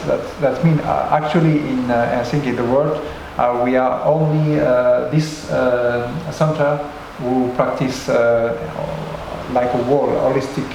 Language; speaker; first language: English; non-native, learner; French